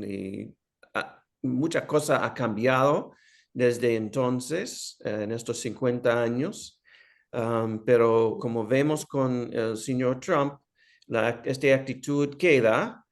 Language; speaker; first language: Spanish; non-native, fluent; English